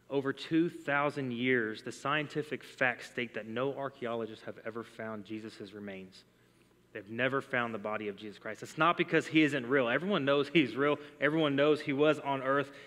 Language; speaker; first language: English; native; English